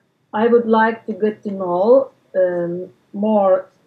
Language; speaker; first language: English; non-native, learner; Russian